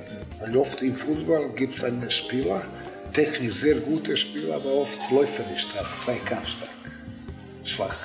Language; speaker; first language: German; non-native, learner; Serbian